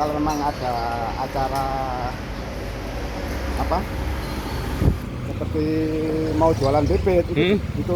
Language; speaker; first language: Indonesian; non-native, local second language; Javanese